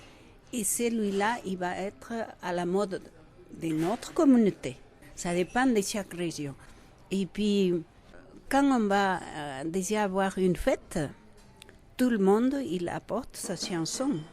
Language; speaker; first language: French; non-native, fluent; Quechua